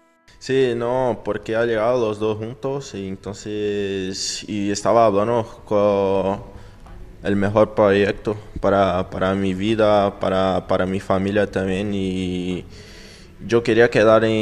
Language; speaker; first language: Spanish; non-native, learner; Portuguese